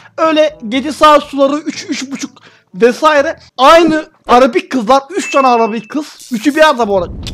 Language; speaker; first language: Turkish; native; Turkish